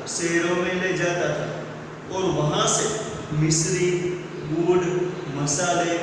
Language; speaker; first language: Hindi; non-native, local second language; Gujarati